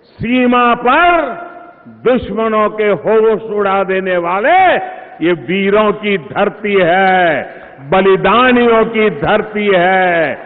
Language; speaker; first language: Hindi; non-native, local second language; Gujarati